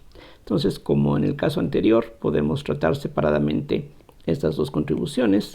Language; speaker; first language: Spanish; native; Spanish